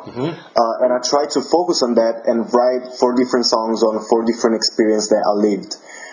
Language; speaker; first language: English; non-native, fluent; Italian